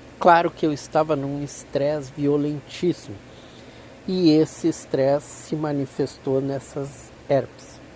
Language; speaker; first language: Portuguese; native; Portuguese